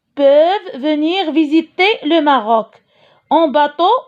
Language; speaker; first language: French; non-native, local second language; Arabic